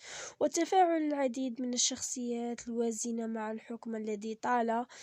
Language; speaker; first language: Arabic; native; Arabic